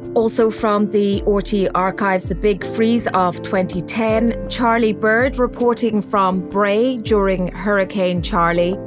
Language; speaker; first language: English; native; English